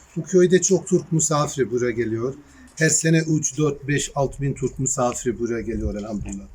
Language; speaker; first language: Turkish; non-native, learner; Bosnian